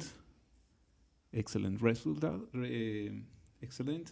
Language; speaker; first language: English; non-native, learner; Spanish